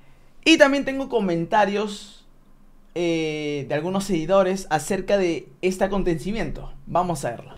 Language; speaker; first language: Spanish; native; Spanish